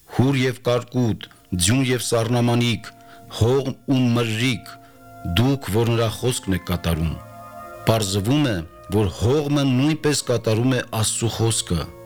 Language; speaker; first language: Armenian; native; Armenian